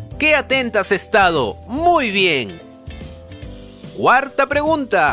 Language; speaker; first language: Spanish; native; Spanish